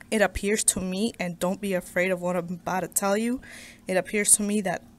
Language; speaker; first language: English; native; English